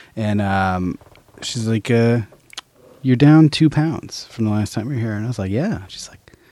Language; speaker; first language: English; native; English